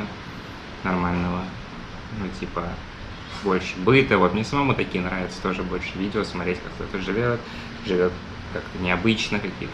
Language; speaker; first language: Russian; native; Russian